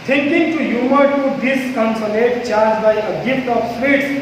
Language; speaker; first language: English; non-native, local second language; Hindi